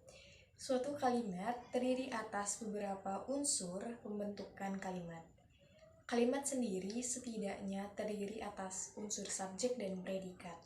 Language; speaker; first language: Indonesian; native; Indonesian